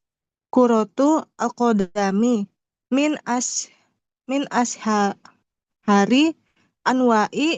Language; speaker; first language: Arabic; non-native, learner; Indonesian